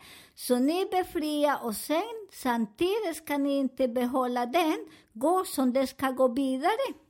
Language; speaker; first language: Swedish; non-native, learner; Spanish